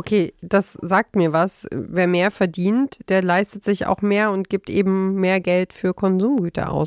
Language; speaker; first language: German; native; German